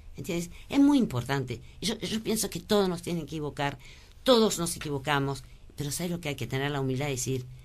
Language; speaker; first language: Spanish; early bilingual, other home language; French